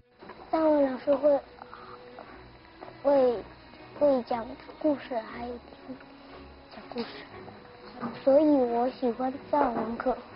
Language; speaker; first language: Chinese; non-native, local second language; Tibetan